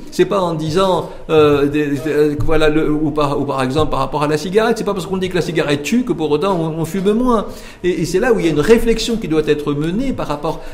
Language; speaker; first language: French; non-native, local second language; Arabic